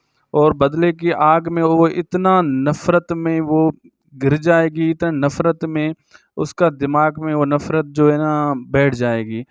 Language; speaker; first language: Hindi; non-native, local second language; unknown